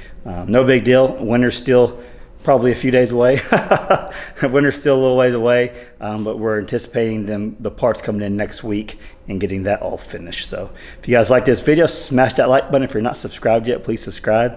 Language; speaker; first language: English; native; English